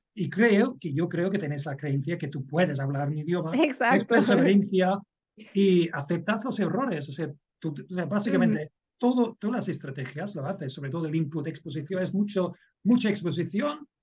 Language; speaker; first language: Spanish; non-native, fluent; English